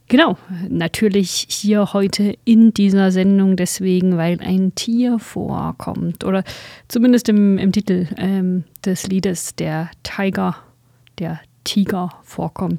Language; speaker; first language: German; native; German